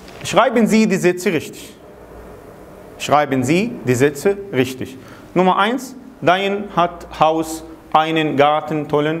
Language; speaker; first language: German; non-native, fluent; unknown